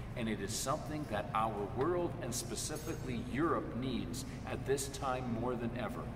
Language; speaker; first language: English; early bilingual, other home language; Ukrainian